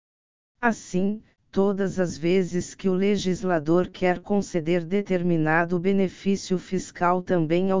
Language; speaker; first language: Portuguese; native; Portuguese